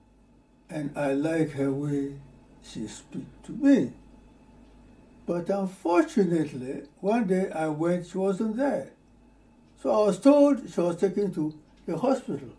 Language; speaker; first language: English; non-native, fluent; Ewe